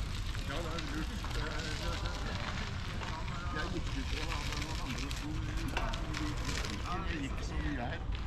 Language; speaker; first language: Norwegian; native; Norwegian